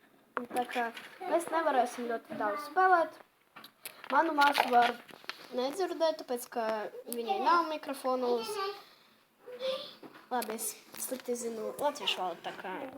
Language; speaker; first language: Latvian; non-native, local second language; Russian